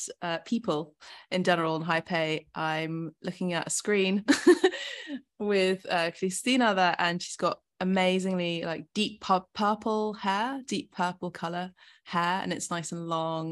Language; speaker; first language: English; native; English